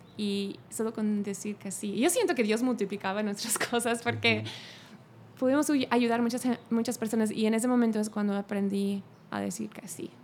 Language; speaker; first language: Spanish; non-native, fluent; English